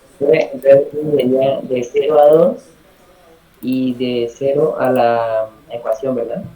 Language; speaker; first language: Spanish; native; Spanish